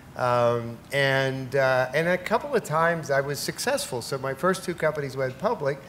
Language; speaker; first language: English; native; English